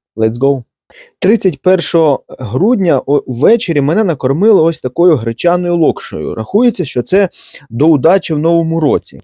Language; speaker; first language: Ukrainian; native; Ukrainian